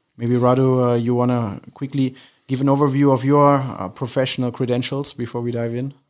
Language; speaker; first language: English; non-native, fluent; German